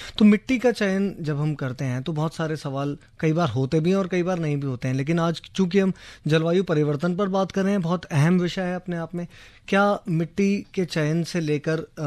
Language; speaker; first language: Hindi; native; Hindi